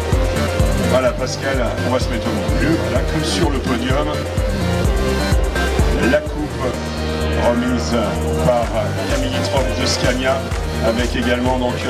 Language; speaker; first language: French; native; French